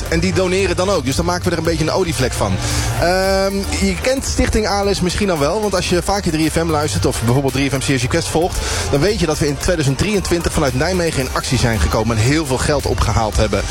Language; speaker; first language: Dutch; native; Dutch